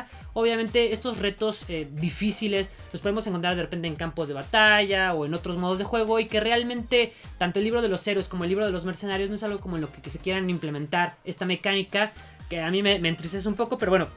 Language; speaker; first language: Spanish; native; Spanish